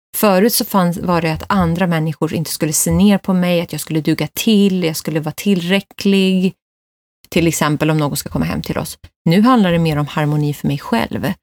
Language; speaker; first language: Swedish; early bilingual, other home language; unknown